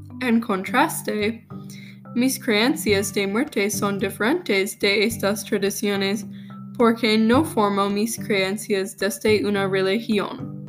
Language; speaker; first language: Spanish; non-native, learner; English